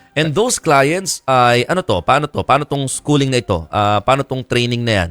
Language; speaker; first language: Filipino; native; Filipino